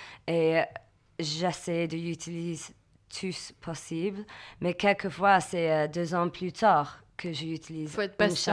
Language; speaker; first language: French; non-native, learner; English